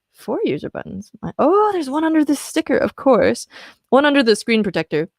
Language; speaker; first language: English; native; English